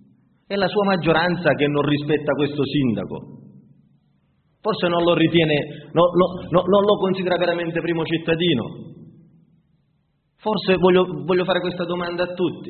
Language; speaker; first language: Italian; native; Italian